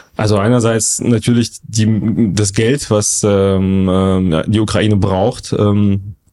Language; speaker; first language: German; non-native, fluent; Russian